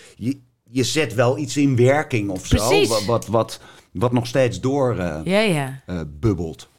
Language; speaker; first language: Dutch; native; Dutch